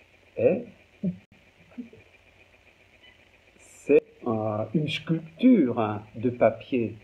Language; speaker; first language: French; non-native, local second language; German